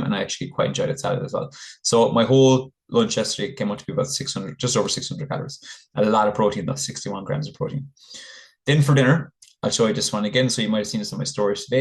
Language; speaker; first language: English; native; English